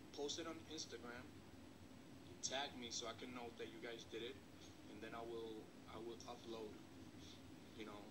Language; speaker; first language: English; early bilingual, other home language; Spanish